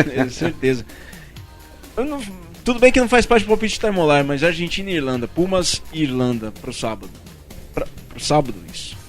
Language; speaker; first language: Portuguese; native; Portuguese